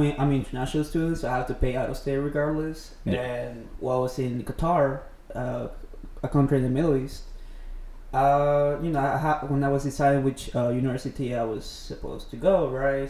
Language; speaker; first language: English; non-native, fluent; Spanish